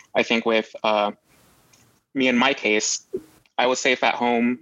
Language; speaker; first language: English; native; English